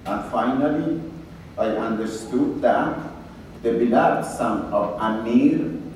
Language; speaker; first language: English; non-native, fluent; Persian